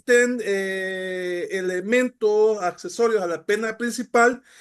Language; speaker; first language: Spanish; native; Spanish